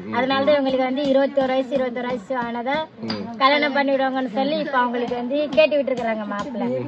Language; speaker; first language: Tamil; non-native, local second language; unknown